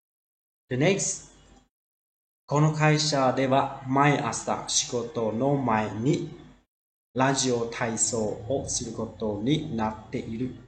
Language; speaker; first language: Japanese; non-native, fluent; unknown